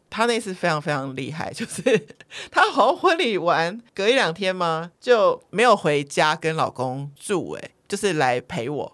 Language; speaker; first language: Chinese; native; Chinese